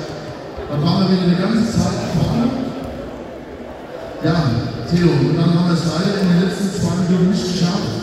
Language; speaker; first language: German; native; German